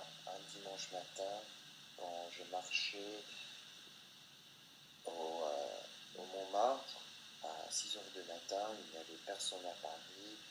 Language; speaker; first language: French; non-native, learner; English